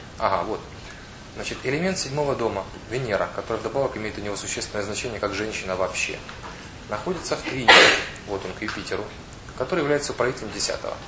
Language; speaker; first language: Russian; non-native, local second language; Ukrainian